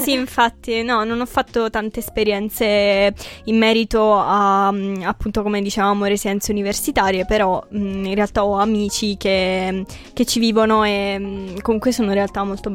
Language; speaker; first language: Italian; native; Italian